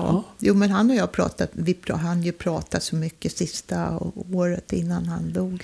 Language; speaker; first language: Swedish; native; Swedish